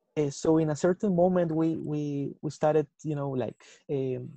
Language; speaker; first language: English; non-native, fluent; Spanish